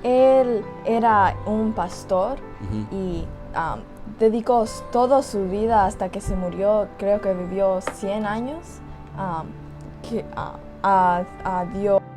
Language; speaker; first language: Spanish; early bilingual, heritage; English